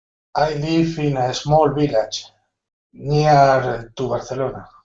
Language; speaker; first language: English; non-native, learner; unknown